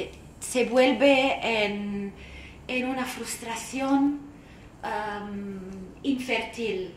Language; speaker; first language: Spanish; non-native, fluent; Arabic